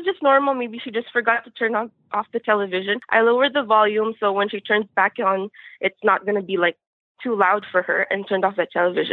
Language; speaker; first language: English; non-native, local second language; Filipino